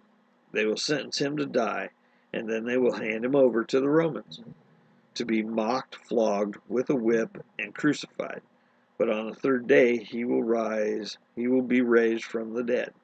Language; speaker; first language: English; native; English